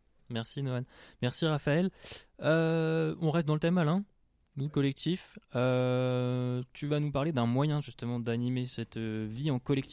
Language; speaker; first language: French; native; French